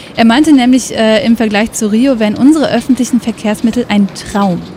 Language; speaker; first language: German; native; German